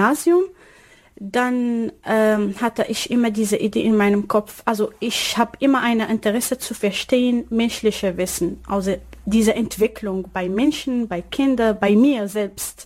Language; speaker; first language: German; non-native, learner; Arabic